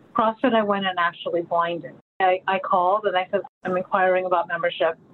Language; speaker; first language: English; early bilingual, other home language; Filipino